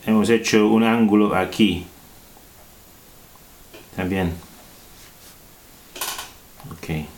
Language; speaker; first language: Spanish; non-native, fluent; English